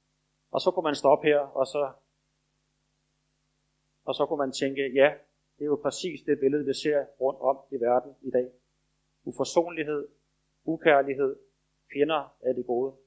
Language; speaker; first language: Danish; native; Danish